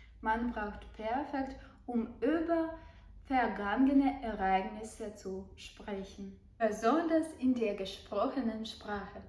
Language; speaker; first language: German; non-native, fluent; Ukrainian